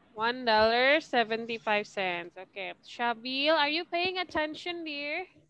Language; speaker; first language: English; non-native, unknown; Indonesian